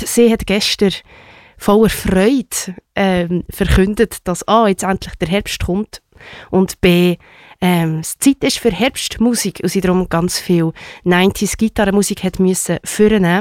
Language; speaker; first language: German; native; German